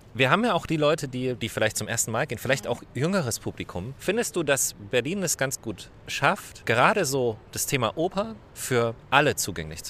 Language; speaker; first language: German; native; German